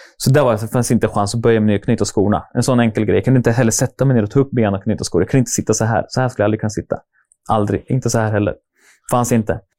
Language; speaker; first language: Swedish; native; Swedish